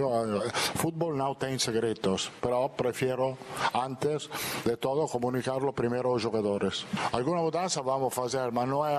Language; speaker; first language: Portuguese; non-native, fluent; Italian